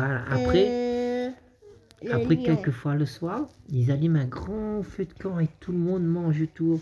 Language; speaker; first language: French; native; French